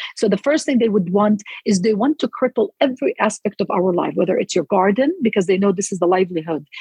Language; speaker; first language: English; non-native, fluent; Arabic